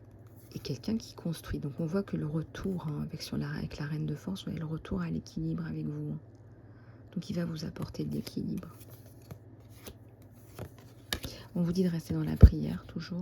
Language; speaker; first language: French; native; French